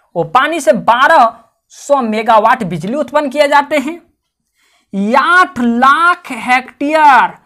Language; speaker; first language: Hindi; native; Hindi